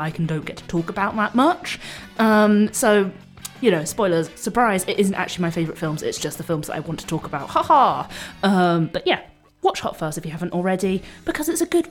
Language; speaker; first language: English; native; English